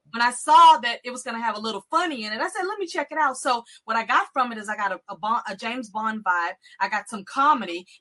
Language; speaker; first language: English; native; English